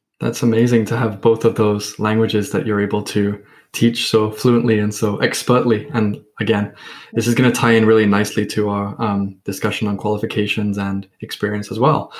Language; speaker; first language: English; native; English